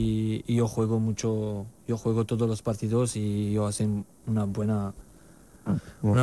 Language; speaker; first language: Spanish; non-native, learner; French